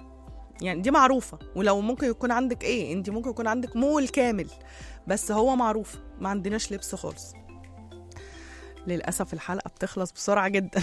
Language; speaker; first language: Arabic; native; Arabic